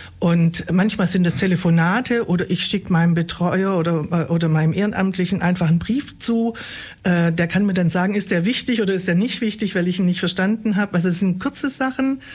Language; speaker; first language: German; native; German